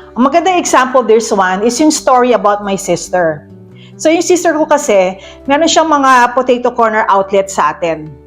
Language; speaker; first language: Filipino; native; Filipino